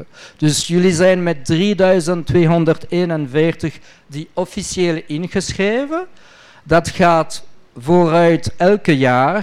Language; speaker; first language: Dutch; non-native, local second language; French